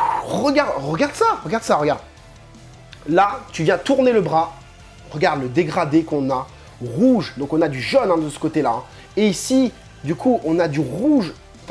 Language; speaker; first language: French; native; French